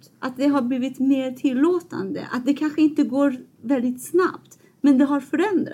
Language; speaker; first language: Swedish; non-native, fluent; Persian